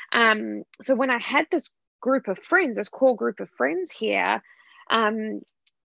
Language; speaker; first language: English; native; English